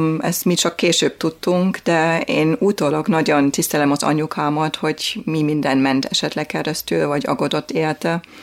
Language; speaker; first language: Hungarian; non-native, fluent; German